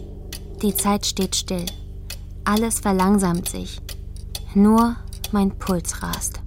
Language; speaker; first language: German; native; German